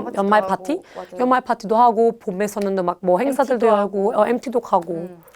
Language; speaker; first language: Korean; non-native, fluent; German